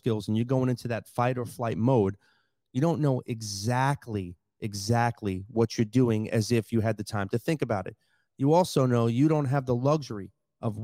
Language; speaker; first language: English; native; English